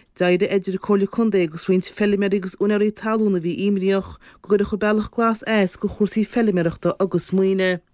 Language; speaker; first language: Irish; native; Irish